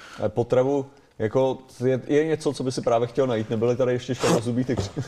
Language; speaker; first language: Czech; native; Czech